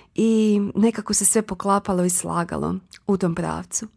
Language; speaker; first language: Croatian; native; Croatian